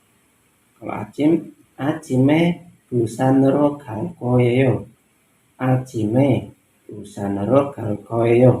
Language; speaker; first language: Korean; non-native, learner; Indonesian